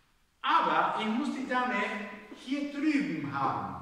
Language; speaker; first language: German; non-native, fluent; Spanish